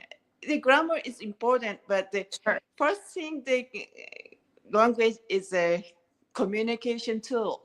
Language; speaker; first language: English; non-native, learner; Japanese